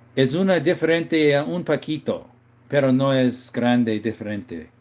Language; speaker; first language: Spanish; non-native, learner; English